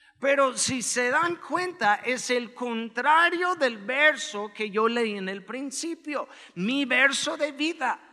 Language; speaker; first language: Spanish; non-native, fluent; English